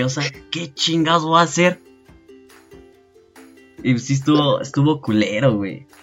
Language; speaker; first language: Spanish; native; Spanish